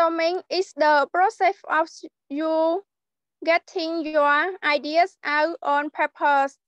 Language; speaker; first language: English; non-native, learner; Khmer